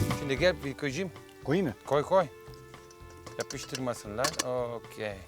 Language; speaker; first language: Turkish; non-native, fluent; Italian